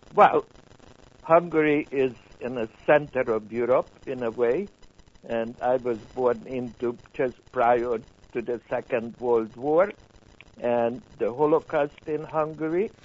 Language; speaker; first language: English; non-native, fluent; Hungarian